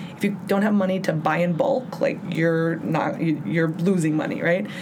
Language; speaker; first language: English; early bilingual, other home language; Spanish